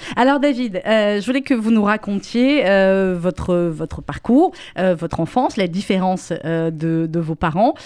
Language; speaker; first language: French; native; French